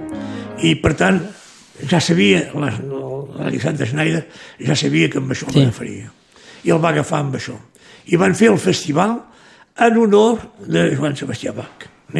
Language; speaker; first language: Catalan; native; Catalan